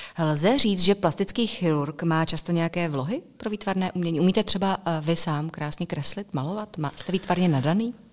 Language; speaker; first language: Czech; native; Czech